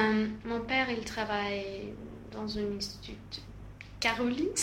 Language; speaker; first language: French; non-native, learner; Russian